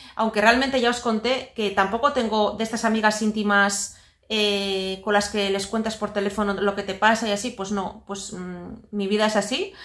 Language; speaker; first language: Spanish; non-native, local second language; Basque